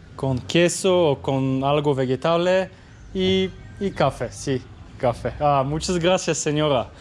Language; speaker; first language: Spanish; non-native, learner; Bulgarian